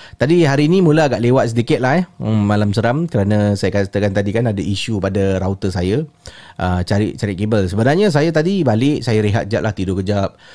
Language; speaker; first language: Malay; native; Malay